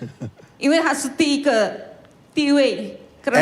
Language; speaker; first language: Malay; non-native, local second language; Chinese